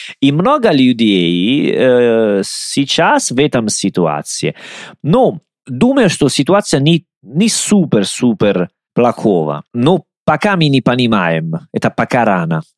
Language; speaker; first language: Russian; non-native, learner; Italian